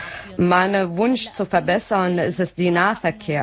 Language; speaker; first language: German; non-native, learner; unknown